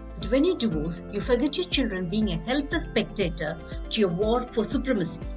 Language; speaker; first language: English; non-native, local second language; Tamil